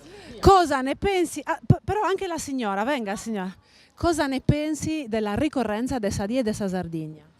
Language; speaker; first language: Italian; native; Italian